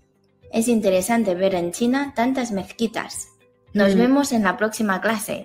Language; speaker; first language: Spanish; non-native, fluent; Chinese